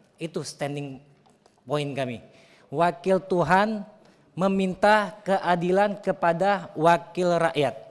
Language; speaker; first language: Indonesian; native; Indonesian